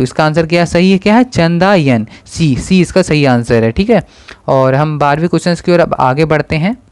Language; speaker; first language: Hindi; native; Hindi